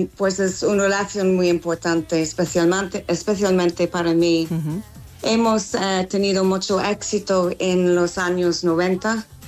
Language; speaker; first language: Spanish; non-native, fluent; English